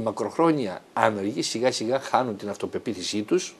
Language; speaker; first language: Greek; native; Greek